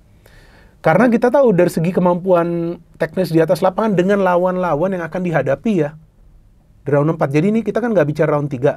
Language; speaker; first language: Indonesian; native; Indonesian